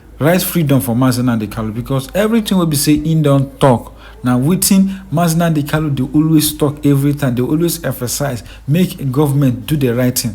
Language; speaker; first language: Nigerian Pidgin; non-native, local second language; Igbo